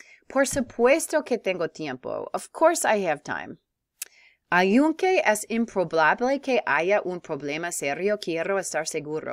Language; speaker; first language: Spanish; non-native, fluent; English